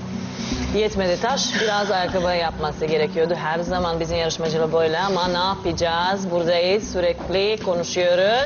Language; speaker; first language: Turkish; non-native, learner; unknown